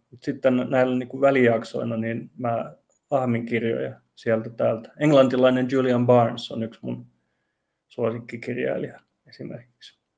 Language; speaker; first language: Finnish; non-native, local second language; Swedish